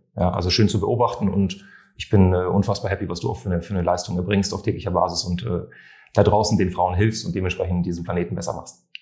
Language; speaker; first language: German; non-native, fluent; French